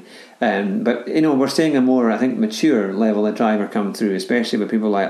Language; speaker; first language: English; native; English